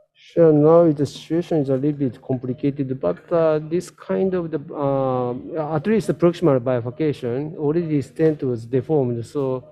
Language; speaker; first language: English; non-native, learner; Japanese